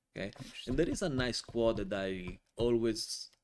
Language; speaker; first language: English; non-native, fluent; Italian